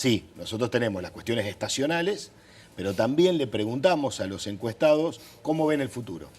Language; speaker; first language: Spanish; native; Spanish